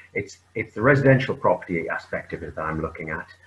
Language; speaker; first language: English; native; English